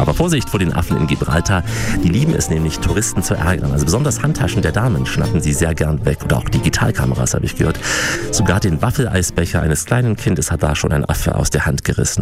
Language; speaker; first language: German; native; German